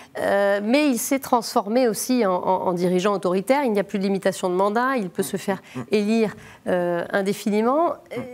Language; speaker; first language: French; native; French